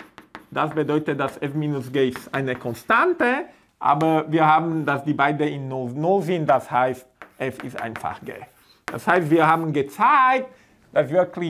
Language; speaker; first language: German; non-native, fluent; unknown